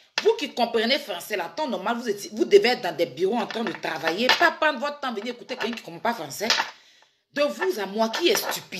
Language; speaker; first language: French; native; French